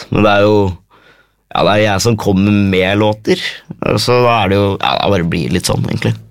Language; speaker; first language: Norwegian; native; Norwegian